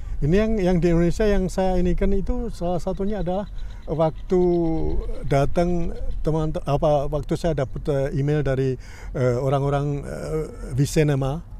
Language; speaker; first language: Indonesian; native; Indonesian